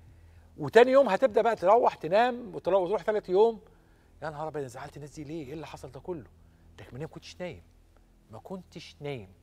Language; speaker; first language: Arabic; native; Arabic